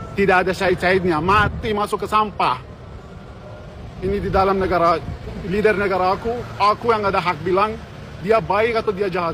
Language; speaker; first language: Indonesian; non-native, learner; Persian